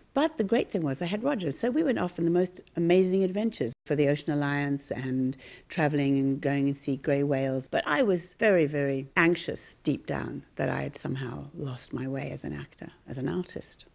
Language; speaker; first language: English; native; English